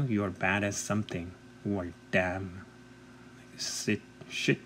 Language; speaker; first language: English; non-native, fluent; Korean